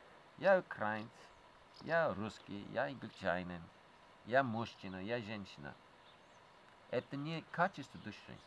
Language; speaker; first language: Russian; non-native, fluent; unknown